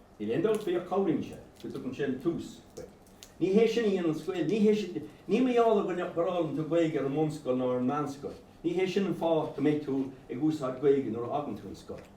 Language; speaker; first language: Irish; non-native, local second language; English